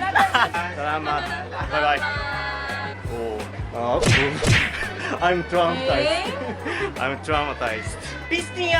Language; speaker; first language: English; non-native, learner; Japanese